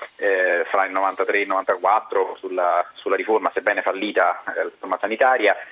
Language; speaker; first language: Italian; native; Italian